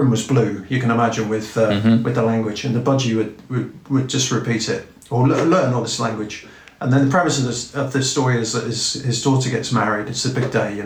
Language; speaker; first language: English; native; English